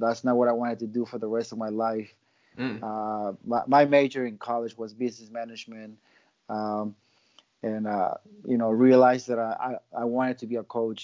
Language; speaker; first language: English; non-native, fluent; Spanish